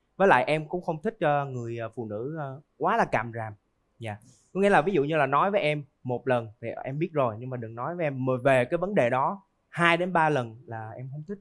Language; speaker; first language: Vietnamese; native; Vietnamese